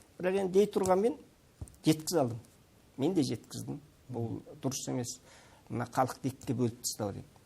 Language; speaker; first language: Kazakh; early bilingual, heritage; Kazakh